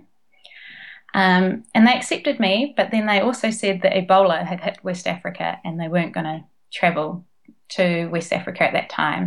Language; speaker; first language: English; native; English